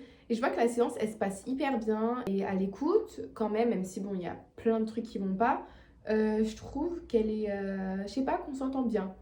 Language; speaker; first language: French; native; French